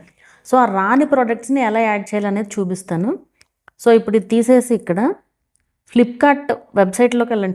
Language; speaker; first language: Telugu; native; Telugu